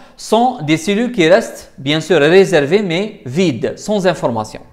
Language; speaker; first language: French; non-native, local second language; Arabic